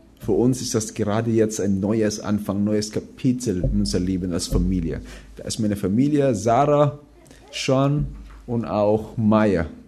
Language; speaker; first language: German; non-native, fluent; Filipino